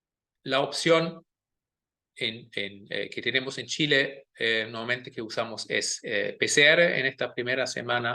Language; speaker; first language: Spanish; non-native, fluent; German